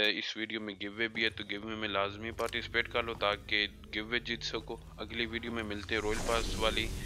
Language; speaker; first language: Urdu; non-native, local second language; Punjabi